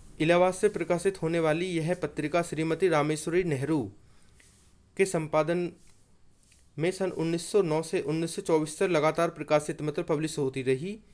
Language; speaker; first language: Hindi; native; Hindi